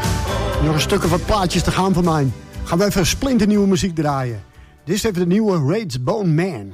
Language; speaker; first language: Dutch; native; Dutch